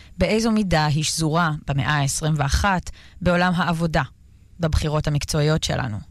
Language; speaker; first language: Hebrew; native; Hebrew